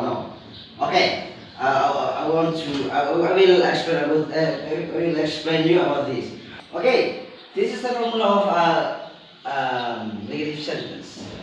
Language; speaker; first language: English; non-native, learner; Indonesian